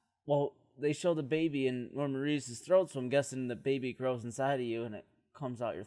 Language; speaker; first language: English; native; English